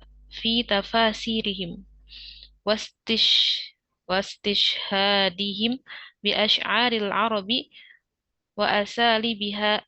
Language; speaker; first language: Arabic; non-native, learner; Indonesian